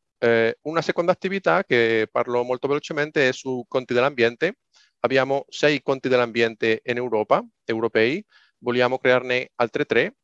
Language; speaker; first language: Italian; non-native, fluent; Spanish